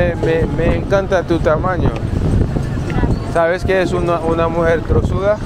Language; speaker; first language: Spanish; non-native, learner; English